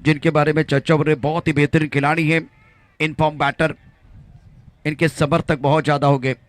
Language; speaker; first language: Hindi; non-native, local second language; Marathi